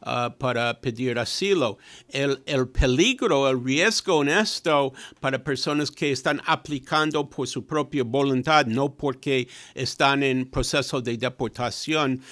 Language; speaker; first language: Spanish; non-native, fluent; English